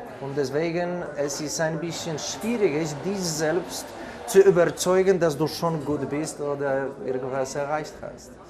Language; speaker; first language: German; non-native, fluent; Polish